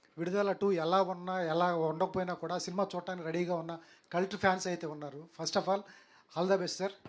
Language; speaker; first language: Telugu; native; Telugu